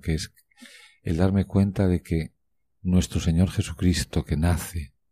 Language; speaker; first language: Spanish; native; Spanish